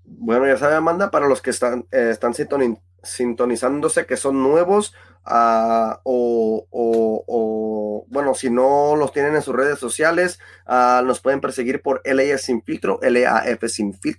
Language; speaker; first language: Spanish; early bilingual, heritage; Spanish